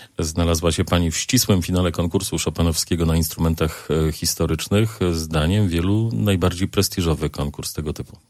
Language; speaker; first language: Polish; native; Polish